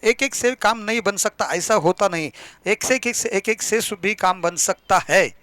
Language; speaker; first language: Hindi; non-native, local second language; Marathi